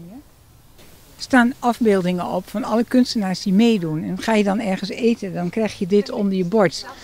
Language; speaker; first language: Dutch; native; Dutch